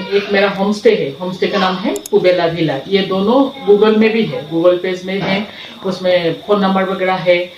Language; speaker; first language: Hindi; non-native, local second language; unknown